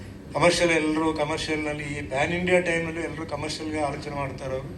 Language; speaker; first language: Kannada; non-native, fluent; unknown